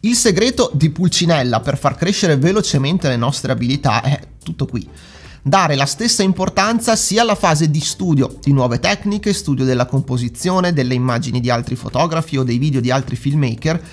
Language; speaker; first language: Italian; native; Italian